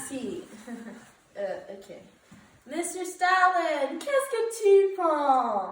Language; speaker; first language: French; non-native, learner; English